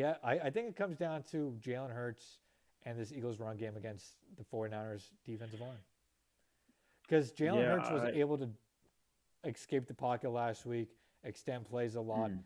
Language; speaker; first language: English; native; English